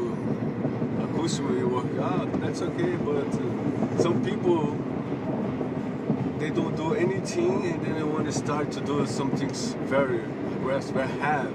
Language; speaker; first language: English; non-native, learner; Portuguese